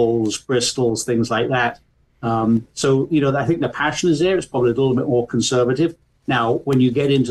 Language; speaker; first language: English; native; English